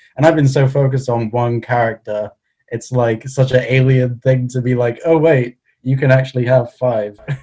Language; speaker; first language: English; native; English